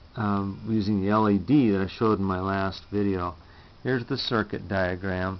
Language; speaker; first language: English; native; English